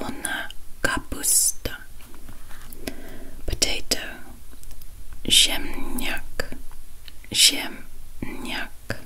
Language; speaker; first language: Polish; non-native, learner; Dutch